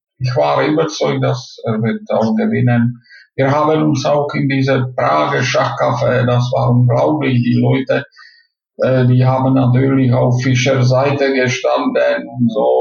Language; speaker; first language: German; non-native, fluent; Czech